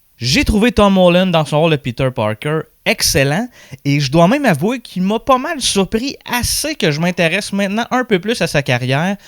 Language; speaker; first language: French; native; French